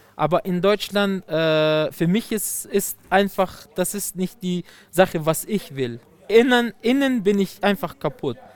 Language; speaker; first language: German; non-native, fluent; Persian